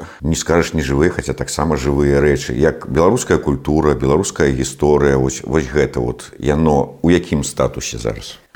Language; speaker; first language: Belarusian; non-native, local second language; Russian